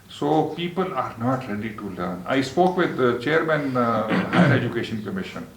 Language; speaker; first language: English; non-native, local second language; Urdu